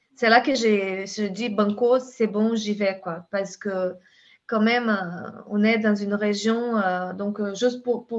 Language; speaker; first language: French; non-native, fluent; Portuguese